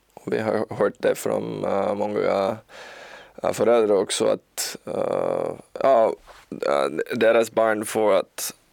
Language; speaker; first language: Swedish; non-native, learner; Portuguese